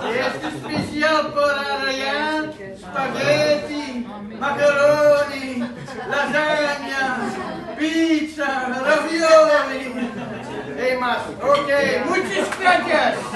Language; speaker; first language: Spanish; non-native, learner; Dutch